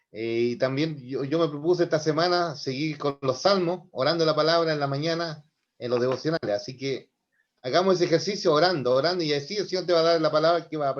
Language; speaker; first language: Spanish; native; Spanish